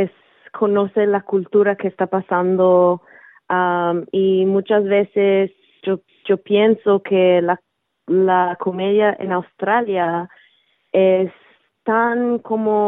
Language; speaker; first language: Spanish; early bilingual, heritage; Spanish